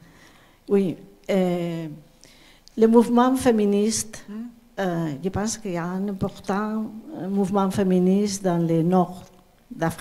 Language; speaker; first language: French; non-native, fluent; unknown